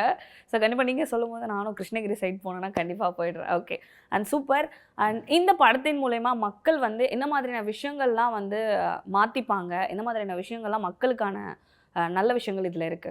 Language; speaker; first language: Tamil; native; Tamil